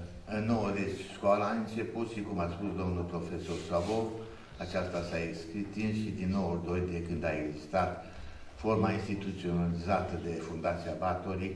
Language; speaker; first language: Romanian; non-native, local second language; Hungarian